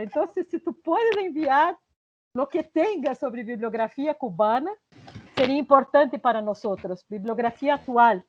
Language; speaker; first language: Spanish; non-native, fluent; Portuguese